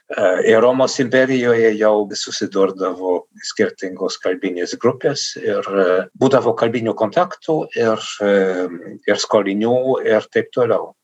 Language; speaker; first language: Lithuanian; non-native, fluent; Dutch